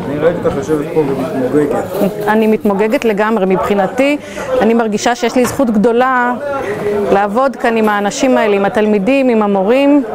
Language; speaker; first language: Hebrew; native; Hebrew